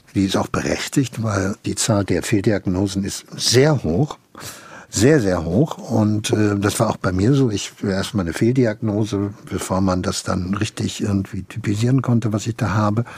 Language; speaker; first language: German; native; German